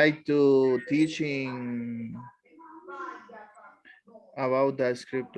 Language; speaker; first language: English; non-native, learner; Spanish